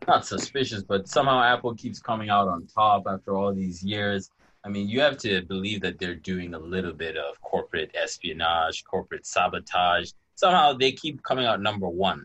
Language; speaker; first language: English; non-native, local second language; Yoruba